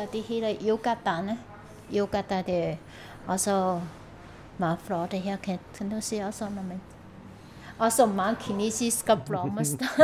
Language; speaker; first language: Danish; non-native, learner; Chinese